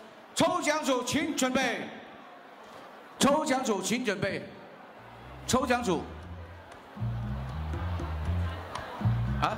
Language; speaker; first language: Chinese; early bilingual, heritage; Chinese